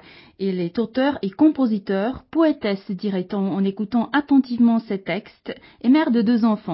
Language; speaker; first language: French; native; French